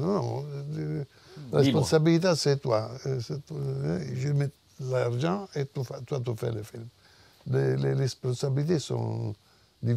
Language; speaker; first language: French; non-native, fluent; Italian